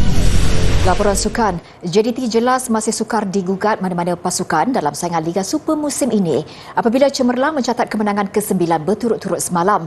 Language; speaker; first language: Malay; native; Malay